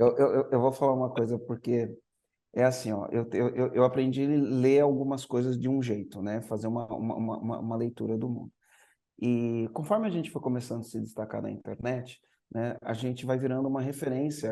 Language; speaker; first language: Portuguese; native; Portuguese